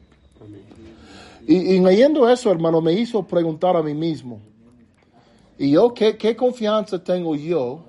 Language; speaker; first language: Spanish; non-native, fluent; English